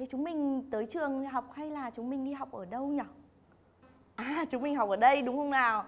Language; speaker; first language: Vietnamese; native; Vietnamese